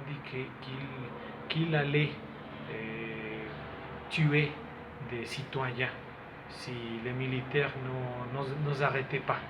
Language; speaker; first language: French; non-native, fluent; Spanish